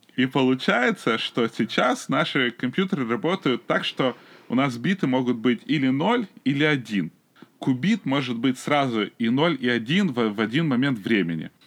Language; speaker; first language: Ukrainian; non-native, local second language; Russian